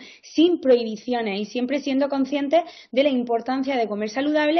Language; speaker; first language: Spanish; native; Spanish